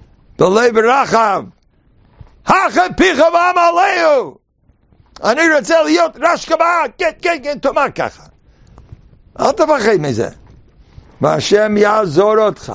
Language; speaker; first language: Hebrew; non-native, fluent; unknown